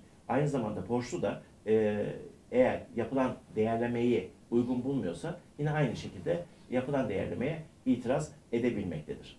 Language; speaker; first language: Turkish; native; Turkish